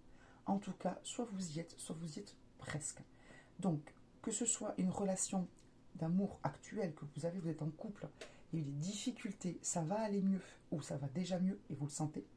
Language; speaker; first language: French; native; French